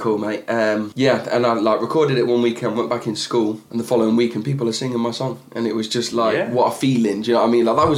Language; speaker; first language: English; native; English